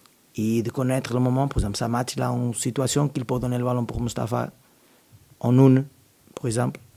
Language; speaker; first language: French; non-native, learner; Portuguese